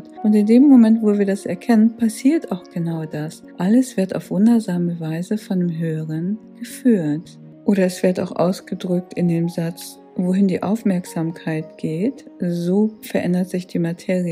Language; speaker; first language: German; native; German